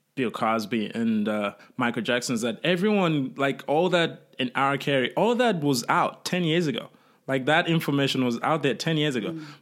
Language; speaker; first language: English; non-native, local second language; Kinyarwanda